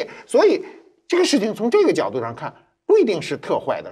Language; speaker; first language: Chinese; native; Chinese